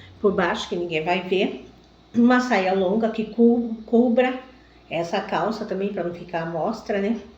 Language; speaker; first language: Portuguese; native; Portuguese